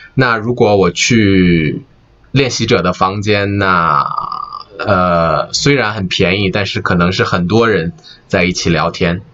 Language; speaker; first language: Chinese; native; Chinese